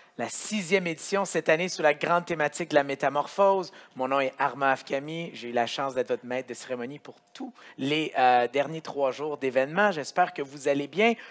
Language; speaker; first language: French; native; French